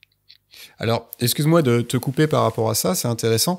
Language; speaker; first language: French; native; French